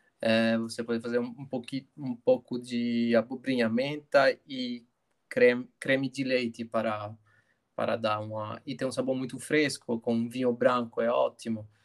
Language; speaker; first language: Portuguese; non-native, fluent; Italian